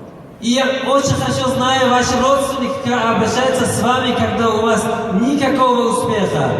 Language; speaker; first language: Russian; non-native, local second language; Tajik